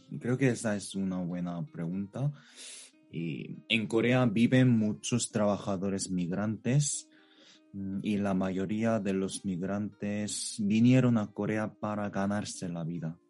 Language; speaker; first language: Spanish; non-native, fluent; Korean